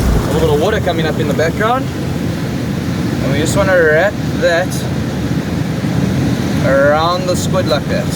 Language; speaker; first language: English; native; English